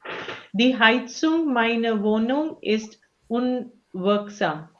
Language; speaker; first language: German; non-native, learner; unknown